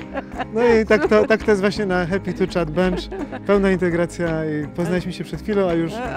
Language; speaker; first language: Polish; native; Polish